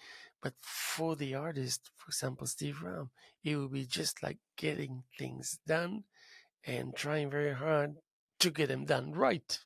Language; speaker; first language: English; non-native, fluent; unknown